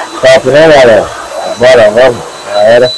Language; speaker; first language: Portuguese; non-native, learner; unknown